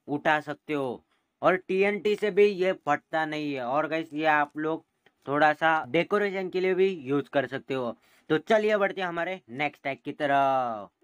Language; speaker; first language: Hindi; native; Hindi